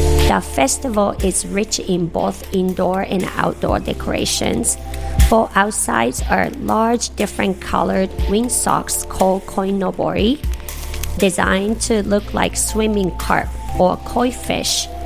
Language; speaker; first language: English; non-native, fluent; Japanese